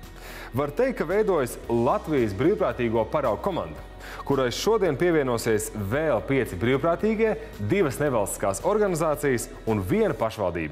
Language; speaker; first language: Latvian; native; Latvian